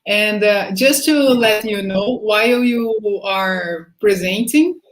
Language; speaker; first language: English; non-native, fluent; Portuguese